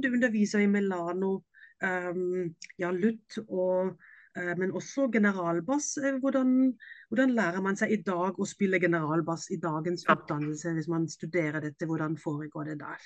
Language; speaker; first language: Norwegian; non-native, fluent; German